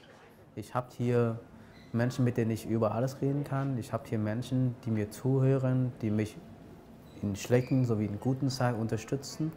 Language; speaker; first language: German; non-native, fluent; Vietnamese